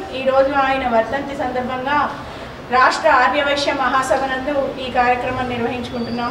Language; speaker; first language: Telugu; native; Telugu